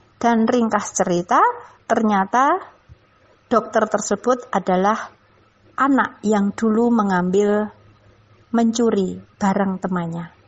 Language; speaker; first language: Indonesian; non-native, local second language; Javanese